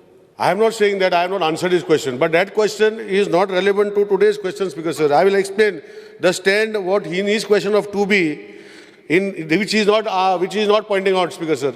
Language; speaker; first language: English; non-native, local second language; Konkani